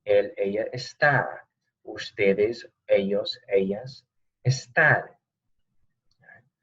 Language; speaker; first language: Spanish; non-native, fluent; English